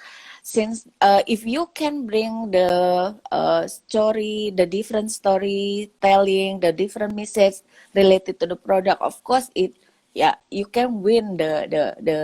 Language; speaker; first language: English; non-native, local second language; Indonesian